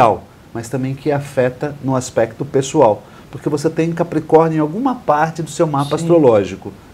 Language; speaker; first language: Portuguese; native; Portuguese